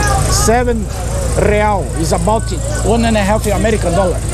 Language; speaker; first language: English; non-native, learner; Portuguese